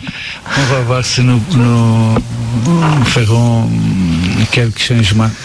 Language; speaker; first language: French; non-native, learner; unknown